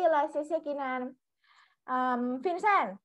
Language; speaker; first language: Chinese; non-native, fluent; Indonesian